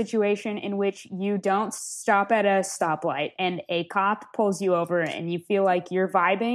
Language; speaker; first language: English; native; English